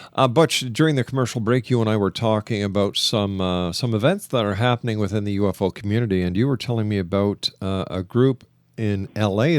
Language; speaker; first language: English; native; English